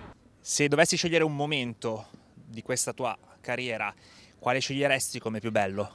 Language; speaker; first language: Italian; native; Italian